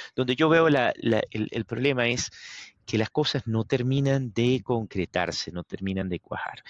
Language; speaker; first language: Spanish; native; Spanish